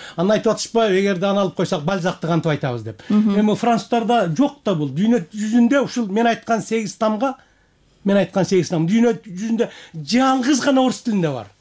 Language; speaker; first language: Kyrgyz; native; Kyrgyz